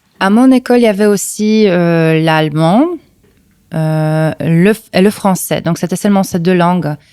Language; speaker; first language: French; non-native, fluent; Polish